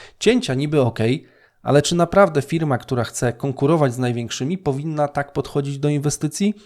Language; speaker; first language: Polish; native; Polish